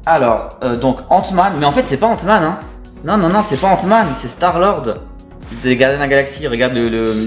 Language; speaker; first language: French; native; French